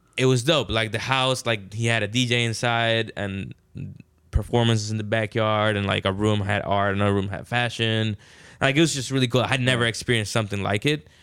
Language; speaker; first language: English; non-native, fluent; Spanish